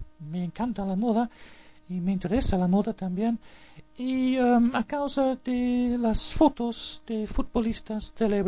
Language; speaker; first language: Spanish; non-native, learner; English